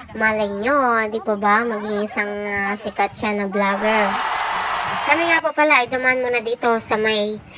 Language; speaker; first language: Filipino; native; Filipino